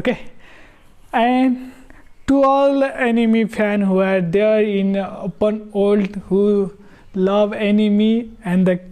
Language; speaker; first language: English; non-native, local second language; Nepali